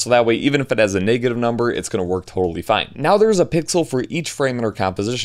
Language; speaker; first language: English; native; English